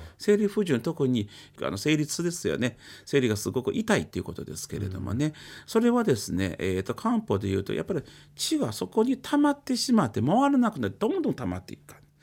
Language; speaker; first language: Japanese; native; Japanese